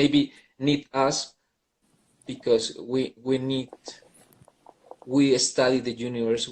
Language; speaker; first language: English; non-native, learner; Spanish